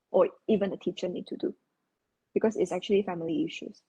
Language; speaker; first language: English; non-native, local second language; Chinese